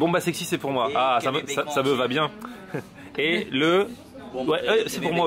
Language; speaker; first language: French; native; French